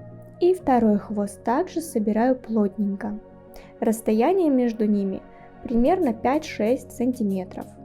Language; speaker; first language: Russian; native; Russian